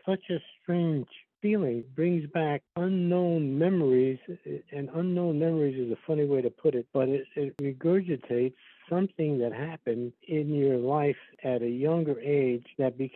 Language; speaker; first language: English; early bilingual, other home language; Slovak